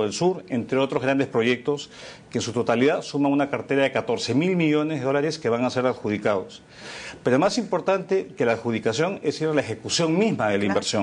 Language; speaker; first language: Spanish; native; Spanish